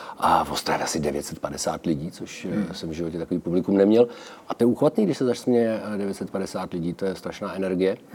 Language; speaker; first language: Czech; native; Czech